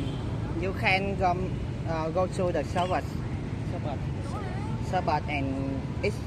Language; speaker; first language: English; non-native, learner; Vietnamese